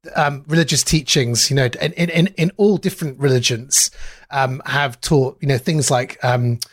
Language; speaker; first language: English; native; English